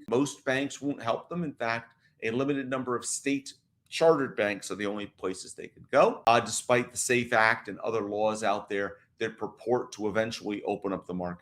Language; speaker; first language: English; native; English